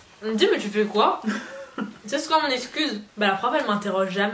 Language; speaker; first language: French; native; French